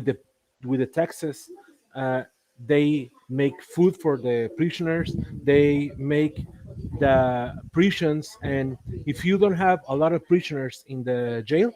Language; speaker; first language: English; non-native, learner; Spanish